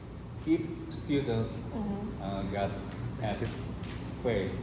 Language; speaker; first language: English; non-native, learner; Korean